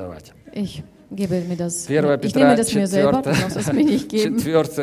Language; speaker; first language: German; non-native, fluent; Russian